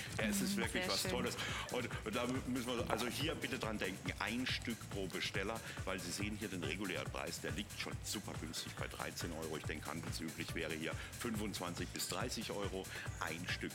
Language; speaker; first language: German; native; German